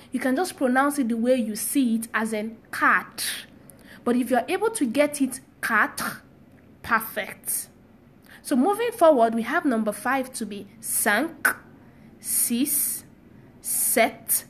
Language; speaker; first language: English; non-native, local second language; Yoruba